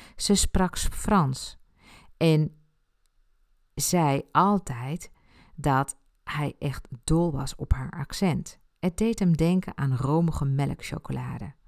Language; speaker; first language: Dutch; early bilingual, other home language; Spanish